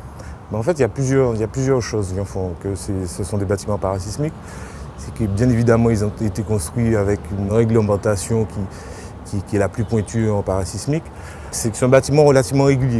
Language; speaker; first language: French; native; French